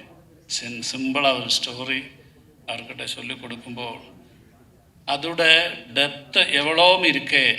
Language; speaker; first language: Tamil; non-native, learner; Malayalam